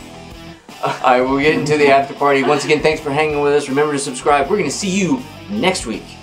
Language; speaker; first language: English; native; English